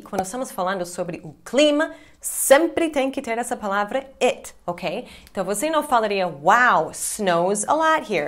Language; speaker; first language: Portuguese; non-native, fluent; English